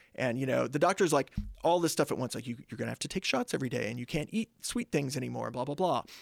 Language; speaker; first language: English; native; English